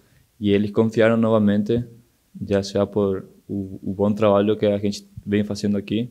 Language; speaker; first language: Portuguese; non-native, local second language; Spanish